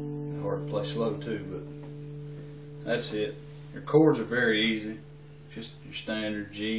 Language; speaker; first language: English; native; English